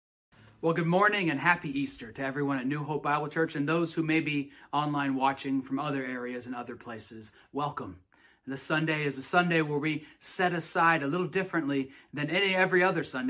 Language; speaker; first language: English; native; English